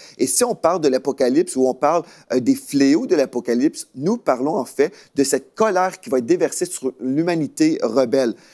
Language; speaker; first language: French; native; French